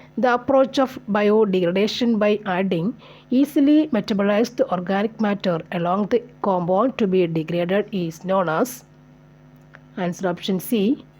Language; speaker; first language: English; non-native, local second language; Malayalam